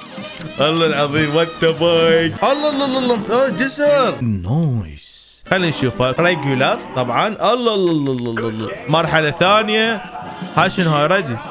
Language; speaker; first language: Arabic; native; Arabic